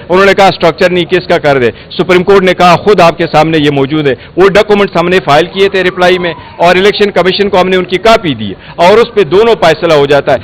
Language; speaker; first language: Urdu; non-native, local second language; Pashto